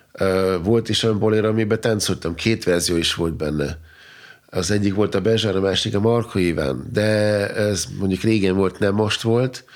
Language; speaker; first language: Hungarian; non-native, fluent; German